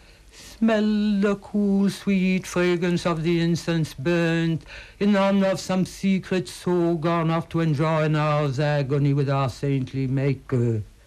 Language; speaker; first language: English; early bilingual, other home language; Italian